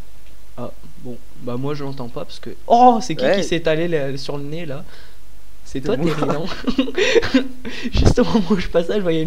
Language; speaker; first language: French; native; French